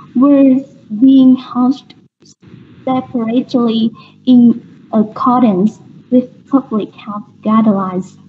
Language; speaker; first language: English; non-native, learner; Vietnamese